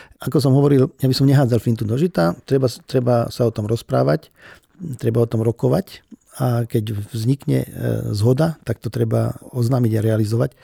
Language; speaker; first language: Slovak; non-native, local second language; Hungarian